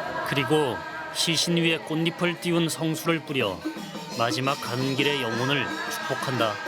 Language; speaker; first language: Korean; native; Korean